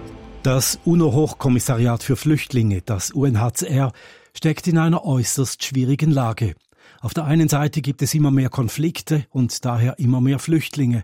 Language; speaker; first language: German; native; German